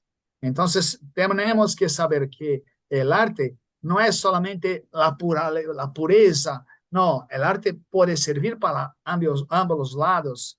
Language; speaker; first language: Spanish; non-native, fluent; Portuguese